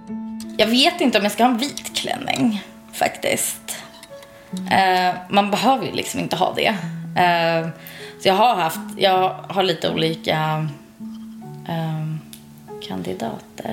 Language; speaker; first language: Swedish; native; Swedish